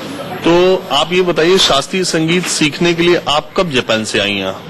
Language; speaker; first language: Hindi; native; Hindi